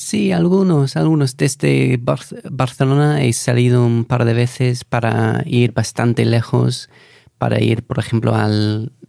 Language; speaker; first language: Spanish; non-native, fluent; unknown